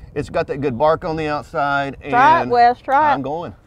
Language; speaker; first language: English; native; English